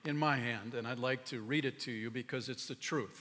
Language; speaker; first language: English; native; English